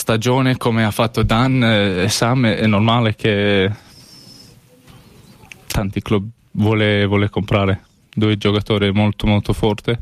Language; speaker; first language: Italian; non-native, learner; English